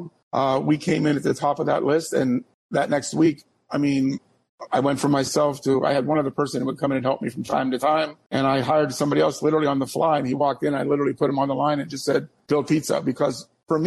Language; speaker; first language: English; native; English